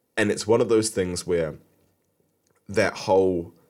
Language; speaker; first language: English; native; English